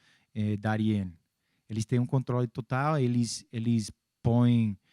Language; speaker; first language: Portuguese; non-native, fluent; English